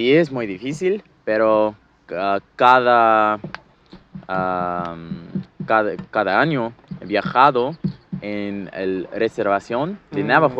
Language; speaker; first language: Spanish; non-native, fluent; English